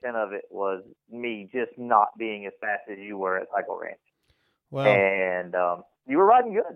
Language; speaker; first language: English; native; English